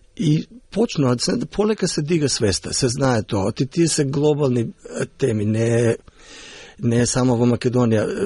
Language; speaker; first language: Macedonian; early bilingual, heritage; Macedonian